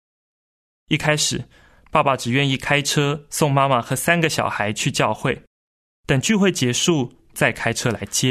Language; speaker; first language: Chinese; native; Chinese